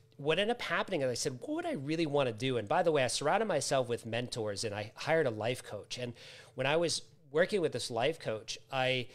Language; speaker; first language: English; native; English